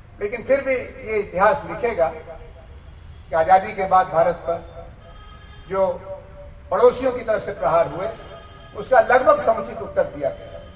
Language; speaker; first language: Hindi; non-native, local second language; Bhojpuri